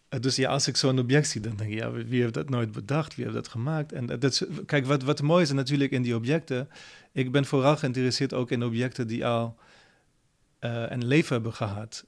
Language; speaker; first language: Dutch; non-native, fluent; French